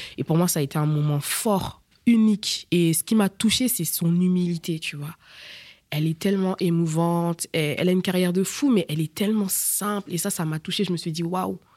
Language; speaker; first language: French; early bilingual, other home language; Bambara